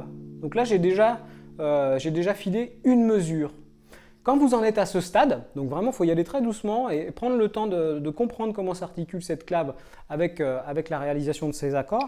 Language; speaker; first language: French; native; French